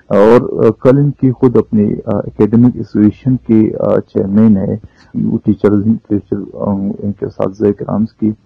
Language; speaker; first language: Urdu; non-native, local second language; Baluchi